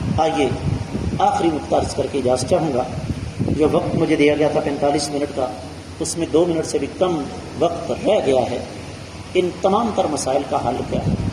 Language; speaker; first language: Urdu; non-native, local second language; Punjabi